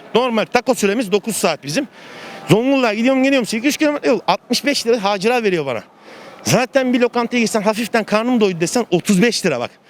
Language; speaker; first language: Turkish; native; Turkish